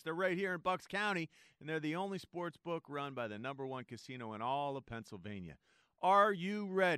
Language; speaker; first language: English; native; English